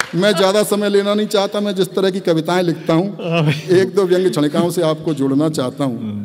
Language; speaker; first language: Hindi; native; Hindi